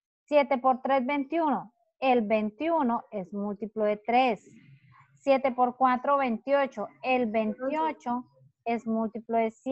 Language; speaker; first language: Spanish; native; Spanish